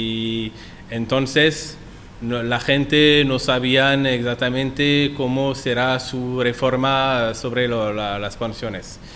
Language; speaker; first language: Spanish; non-native, learner; French